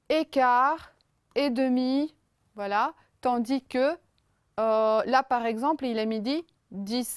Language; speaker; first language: French; non-native, fluent; Romanian